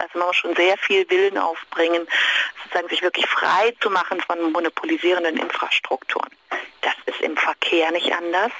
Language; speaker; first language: German; native; German